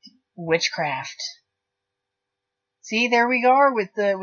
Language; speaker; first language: English; native; English